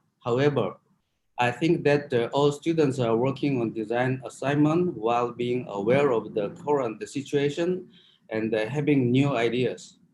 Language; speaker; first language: English; non-native, fluent; Korean